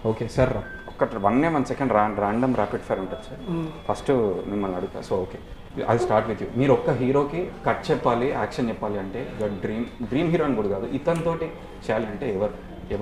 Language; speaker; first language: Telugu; native; Telugu